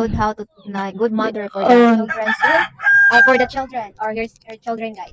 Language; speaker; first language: English; non-native, local second language; Cebuano